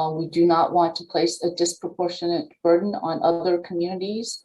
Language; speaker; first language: English; native; English